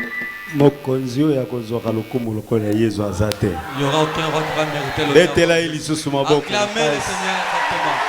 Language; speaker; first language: French; non-native, local second language; Lingala